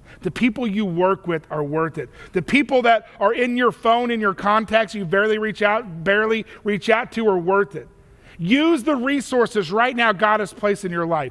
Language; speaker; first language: English; native; English